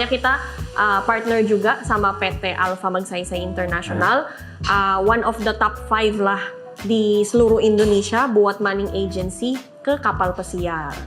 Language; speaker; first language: Indonesian; non-native, learner; Filipino